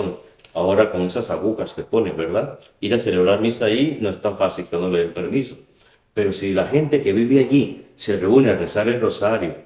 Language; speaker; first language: Spanish; native; Spanish